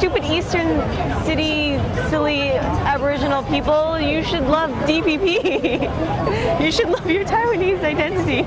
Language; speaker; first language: English; early bilingual, other home language; Chinese